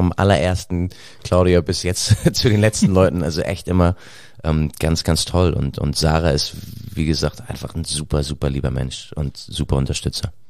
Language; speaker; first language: German; native; German